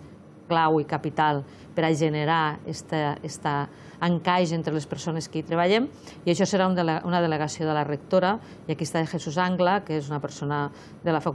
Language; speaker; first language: Catalan; native; Catalan